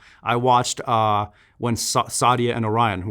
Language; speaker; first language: English; native; English